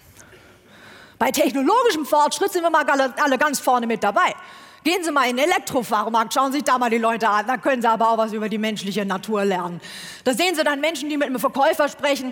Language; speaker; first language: German; native; German